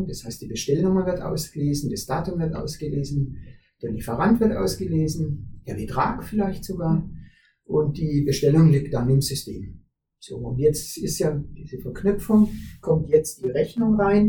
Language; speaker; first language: German; native; German